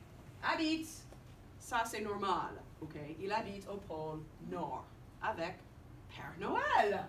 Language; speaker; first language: French; non-native, fluent; English